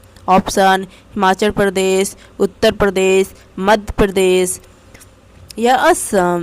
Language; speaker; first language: Hindi; native; Hindi